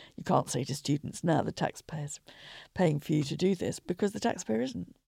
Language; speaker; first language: English; native; English